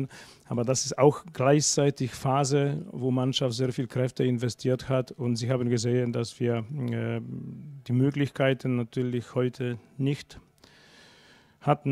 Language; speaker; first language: German; non-native, fluent; Polish